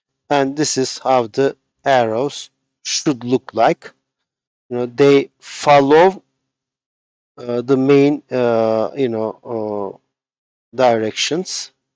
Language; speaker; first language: English; non-native, fluent; Turkish